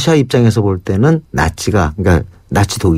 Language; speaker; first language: Korean; native; Korean